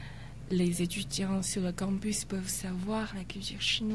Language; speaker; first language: French; non-native, fluent; Chinese